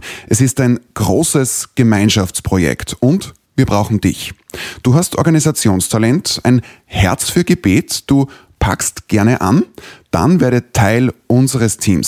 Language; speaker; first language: German; native; German